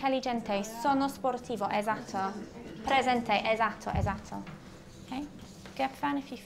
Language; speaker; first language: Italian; non-native, fluent; English